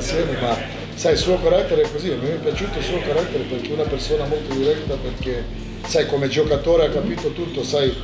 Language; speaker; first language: Italian; non-native, fluent; Serbian